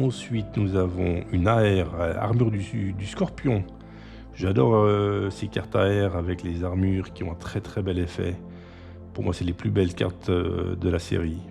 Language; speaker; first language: French; native; French